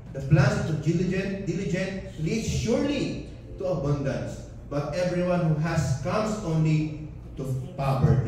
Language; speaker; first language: English; non-native, local second language; Filipino